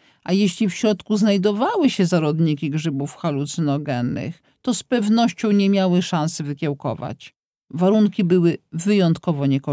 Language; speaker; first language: Polish; native; Polish